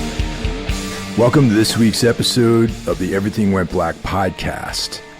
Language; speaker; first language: English; native; English